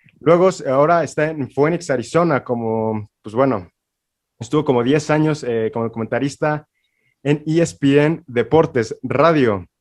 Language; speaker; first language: Spanish; native; Spanish